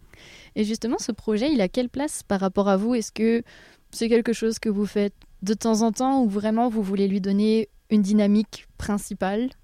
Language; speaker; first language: French; native; French